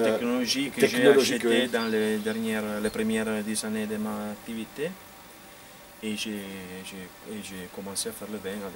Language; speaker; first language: French; non-native, fluent; Italian